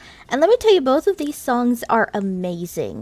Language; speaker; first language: English; native; English